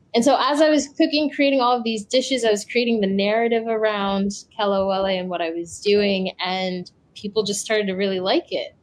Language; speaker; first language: English; native; English